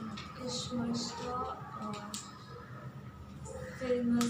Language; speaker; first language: German; non-native, learner; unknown